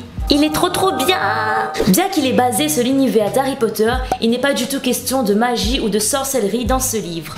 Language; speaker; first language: French; native; French